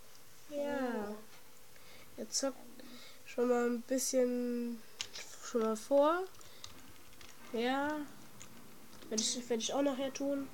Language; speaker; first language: German; native; German